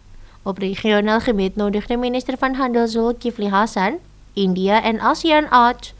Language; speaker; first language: Dutch; non-native, fluent; Indonesian